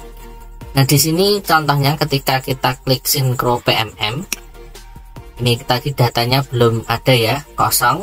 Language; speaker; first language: Indonesian; native; Indonesian